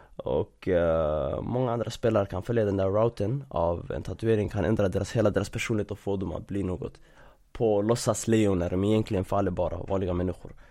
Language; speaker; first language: Swedish; early bilingual, other home language; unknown